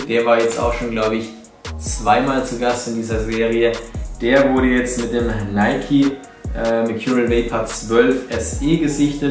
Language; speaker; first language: German; native; German